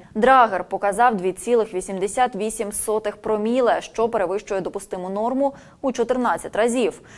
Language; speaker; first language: Ukrainian; native; Ukrainian